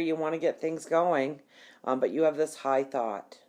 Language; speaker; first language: English; native; English